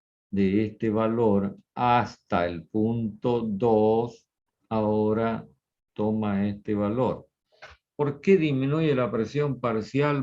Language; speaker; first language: Spanish; native; Spanish